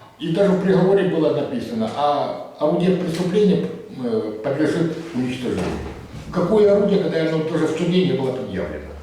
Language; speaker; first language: Russian; native; Russian